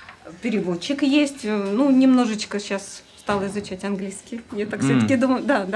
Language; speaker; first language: Russian; native; Russian